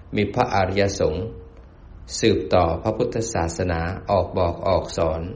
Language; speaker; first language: Thai; native; Thai